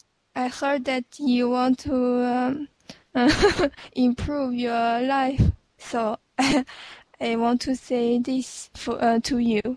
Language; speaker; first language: English; non-native, learner; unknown